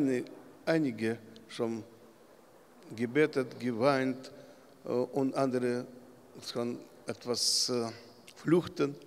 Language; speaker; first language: German; non-native, learner; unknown